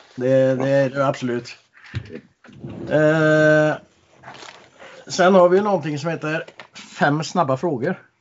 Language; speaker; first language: Swedish; native; Swedish